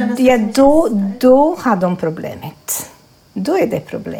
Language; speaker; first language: Swedish; non-native, fluent; Croatian